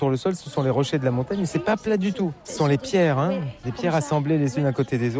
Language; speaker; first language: French; native; French